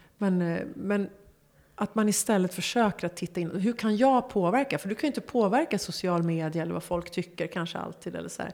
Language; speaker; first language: Swedish; early bilingual, other home language; Persian